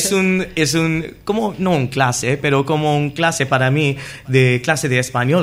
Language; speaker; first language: Spanish; non-native, learner; English